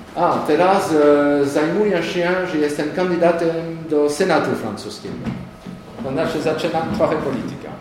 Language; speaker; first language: Polish; non-native, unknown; French